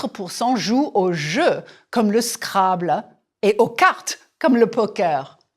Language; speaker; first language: French; non-native, fluent; English